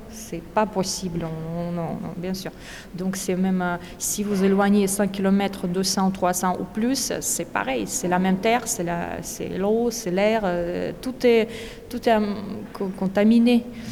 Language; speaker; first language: French; non-native, fluent; Russian